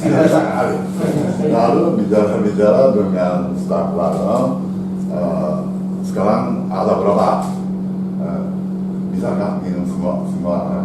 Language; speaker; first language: Indonesian; non-native, learner; Japanese